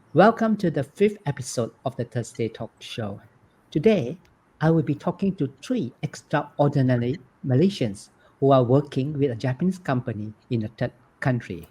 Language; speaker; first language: English; non-native, local second language; Malay